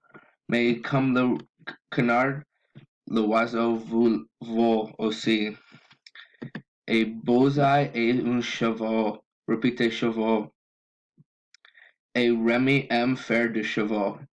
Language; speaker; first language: French; non-native, learner; English